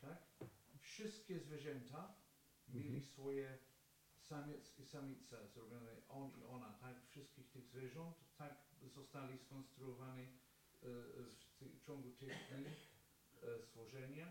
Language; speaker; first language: Polish; non-native, fluent; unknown